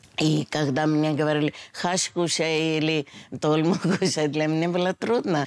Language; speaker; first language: Russian; non-native, fluent; Hindi